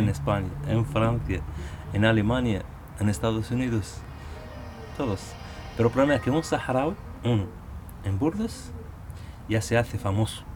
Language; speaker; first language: Spanish; non-native, local second language; Arabic